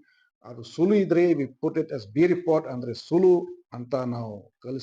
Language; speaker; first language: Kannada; non-native, fluent; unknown